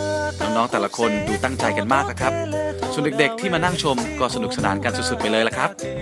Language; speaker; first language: Thai; native; Thai